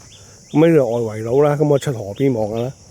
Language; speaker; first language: Chinese; native; Chinese